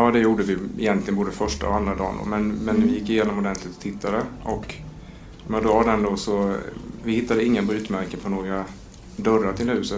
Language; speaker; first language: Swedish; native; Swedish